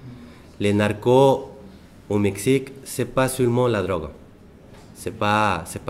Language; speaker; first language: French; non-native, fluent; Spanish